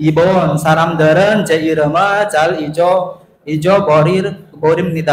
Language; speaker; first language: Korean; non-native, fluent; Indonesian